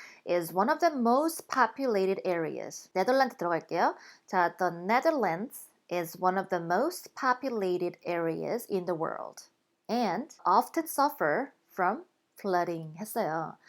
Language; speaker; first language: English; non-native, fluent; Korean